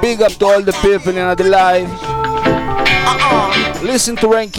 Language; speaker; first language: English; non-native, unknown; Hebrew